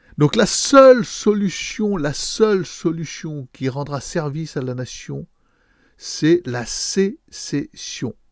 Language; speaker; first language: French; native; French